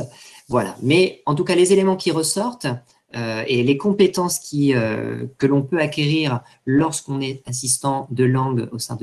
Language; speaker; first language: French; native; French